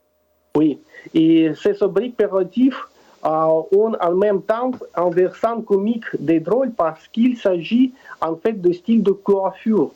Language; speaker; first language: French; non-native, fluent; Russian